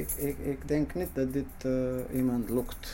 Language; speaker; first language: Dutch; non-native, fluent; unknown